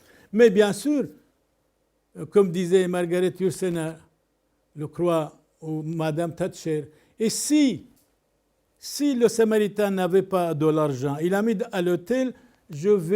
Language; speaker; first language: French; non-native, local second language; Arabic